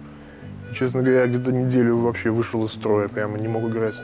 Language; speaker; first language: Russian; native; Russian